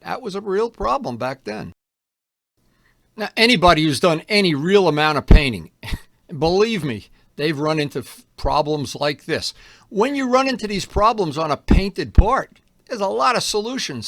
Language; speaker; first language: English; native; English